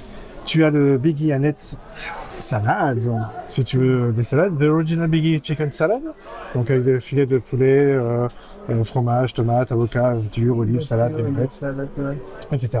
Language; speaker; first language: French; native; French